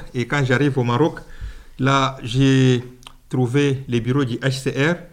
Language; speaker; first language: French; non-native, local second language; Luba-Lulua